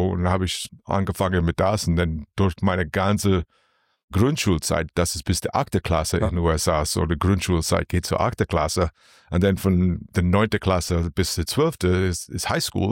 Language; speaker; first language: German; non-native, learner; English